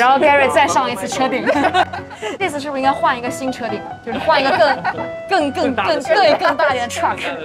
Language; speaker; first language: Chinese; native; Chinese